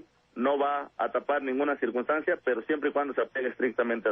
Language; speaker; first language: Spanish; native; Spanish